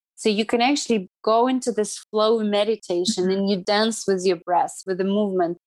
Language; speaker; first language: English; non-native, fluent; Russian